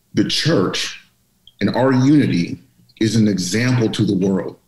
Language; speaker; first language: English; native; English